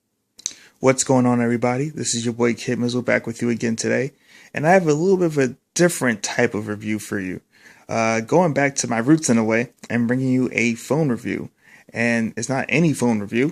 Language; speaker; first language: English; native; English